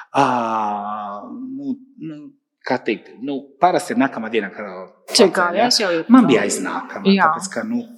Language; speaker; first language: Latvian; non-native, fluent; Italian